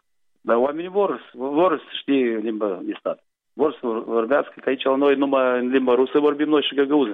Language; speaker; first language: Romanian; non-native, local second language; Gagauz